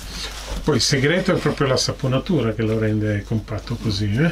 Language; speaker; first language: Italian; native; Italian